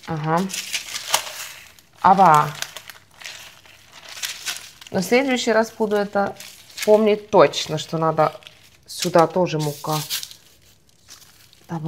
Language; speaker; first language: Russian; non-native, fluent; Estonian